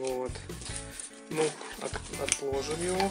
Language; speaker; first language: Russian; native; Russian